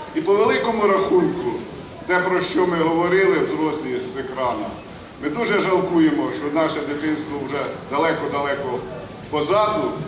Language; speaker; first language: Ukrainian; native; Ukrainian